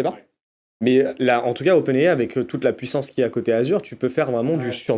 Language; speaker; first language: French; native; French